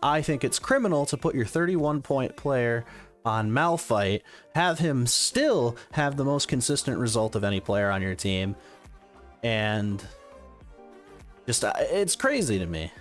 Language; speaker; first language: English; native; English